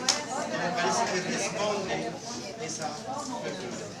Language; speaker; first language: Portuguese; non-native, fluent; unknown